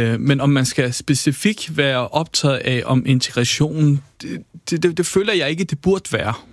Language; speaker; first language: Danish; early bilingual, other home language; Kurdish